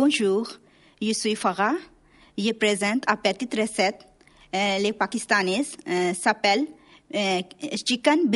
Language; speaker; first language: French; non-native, learner; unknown